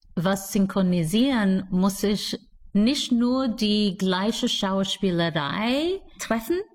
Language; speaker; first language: German; non-native, fluent; English